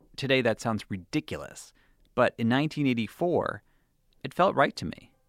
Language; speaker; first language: English; native; English